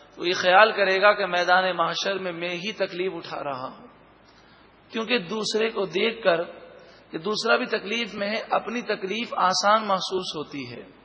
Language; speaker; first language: Urdu; native; Urdu